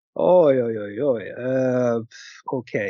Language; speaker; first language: Swedish; non-native, fluent; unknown